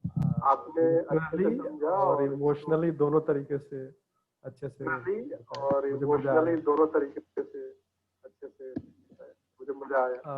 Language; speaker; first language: Hindi; native; Hindi